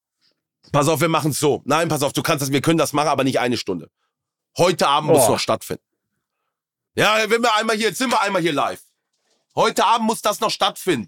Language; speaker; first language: German; native; German